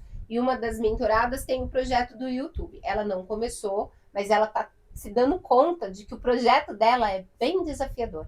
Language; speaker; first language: Portuguese; native; Portuguese